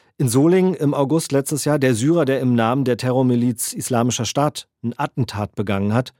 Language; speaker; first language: German; native; German